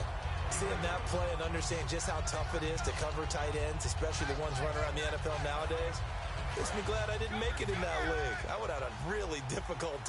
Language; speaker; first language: English; native; English